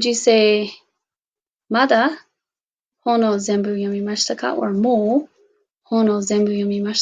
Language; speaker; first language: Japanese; non-native, fluent; English